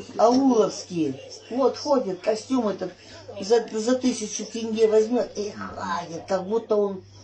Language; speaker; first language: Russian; native; Russian